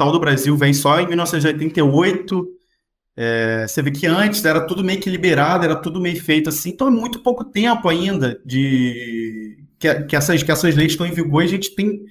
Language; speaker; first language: Portuguese; native; Portuguese